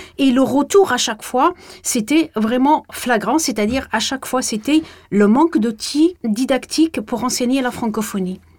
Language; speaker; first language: French; non-native, local second language; Arabic